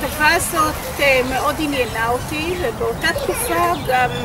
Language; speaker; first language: Hebrew; native; Hebrew